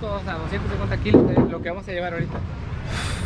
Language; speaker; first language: Spanish; native; Spanish